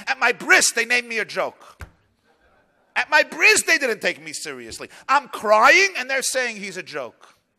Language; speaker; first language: English; native; English